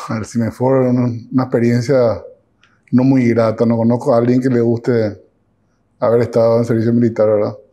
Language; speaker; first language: Spanish; native; Spanish